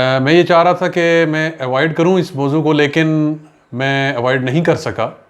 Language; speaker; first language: Urdu; non-native, local second language; Pahari-Potwari